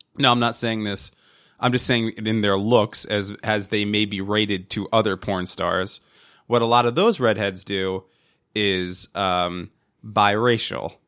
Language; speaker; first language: English; native; English